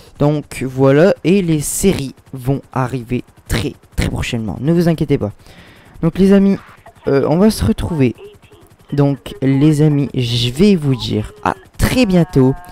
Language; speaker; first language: French; native; French